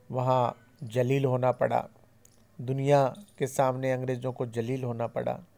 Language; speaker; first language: Hindi; native; Hindi